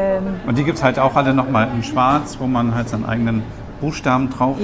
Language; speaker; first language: German; native; German